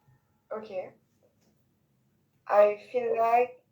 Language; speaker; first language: English; non-native, learner; French